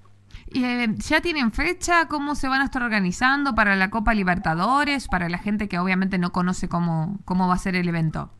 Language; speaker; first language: Spanish; native; Spanish